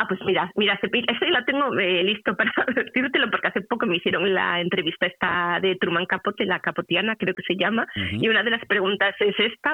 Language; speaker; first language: Spanish; native; Spanish